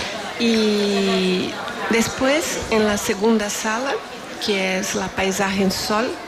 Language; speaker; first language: Spanish; non-native, fluent; Portuguese